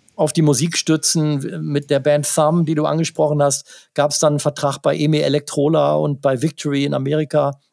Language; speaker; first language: German; native; German